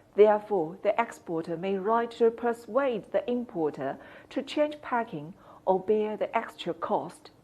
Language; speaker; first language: English; non-native, fluent; Chinese